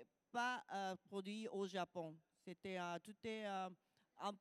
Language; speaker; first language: French; non-native, learner; Japanese